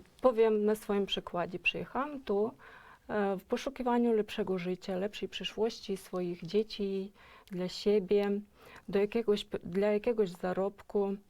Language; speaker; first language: Polish; non-native, fluent; Ukrainian